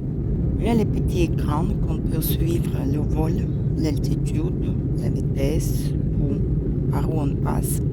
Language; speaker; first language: French; non-native, fluent; Russian